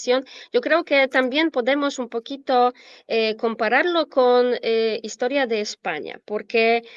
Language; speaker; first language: Spanish; non-native, fluent; Polish